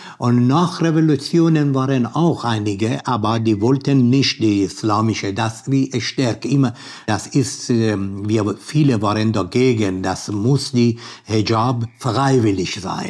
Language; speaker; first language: German; non-native, learner; Persian